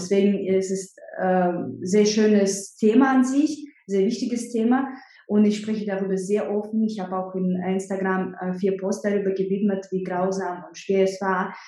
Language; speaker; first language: German; non-native, fluent; Russian